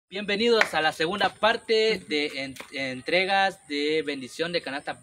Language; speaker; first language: Spanish; native; Spanish